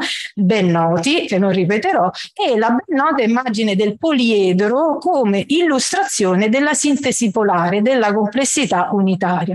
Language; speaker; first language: Italian; native; Italian